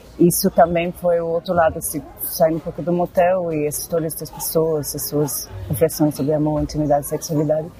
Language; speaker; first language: Portuguese; non-native, fluent; English